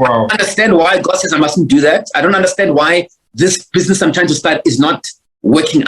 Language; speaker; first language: English; non-native, local second language; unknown